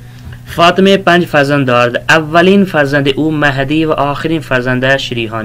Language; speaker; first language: Persian; non-native, fluent; Urdu